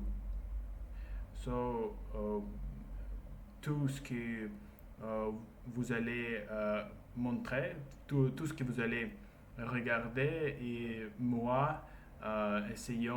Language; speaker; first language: French; non-native, learner; Russian